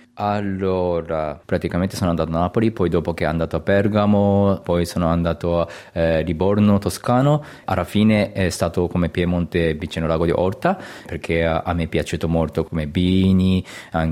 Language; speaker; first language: Italian; non-native, learner; Japanese